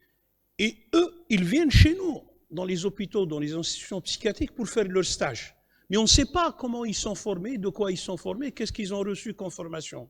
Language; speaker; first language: French; non-native, local second language; Kabyle